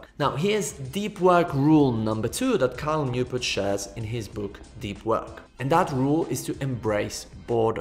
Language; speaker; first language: English; non-native, fluent; Polish